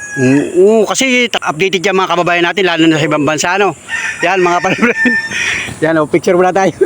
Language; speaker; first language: Filipino; native; Filipino